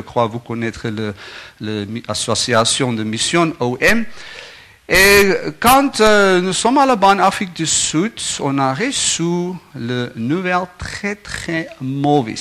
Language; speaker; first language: French; non-native, learner; Afrikaans